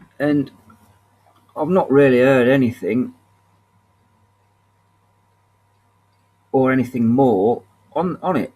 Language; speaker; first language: English; native; English